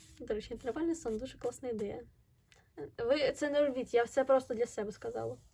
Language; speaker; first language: Ukrainian; non-native, local second language; Russian